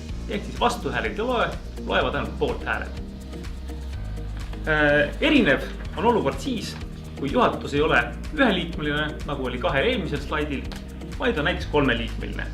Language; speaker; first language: Estonian; native; Estonian